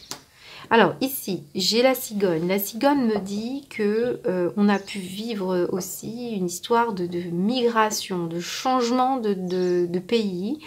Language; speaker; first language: French; native; French